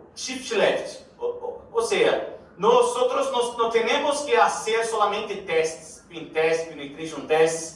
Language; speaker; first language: Spanish; non-native, learner; Portuguese